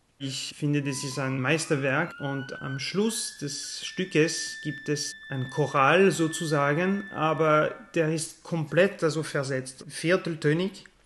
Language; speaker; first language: German; non-native, fluent; French